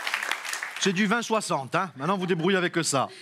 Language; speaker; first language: French; native; French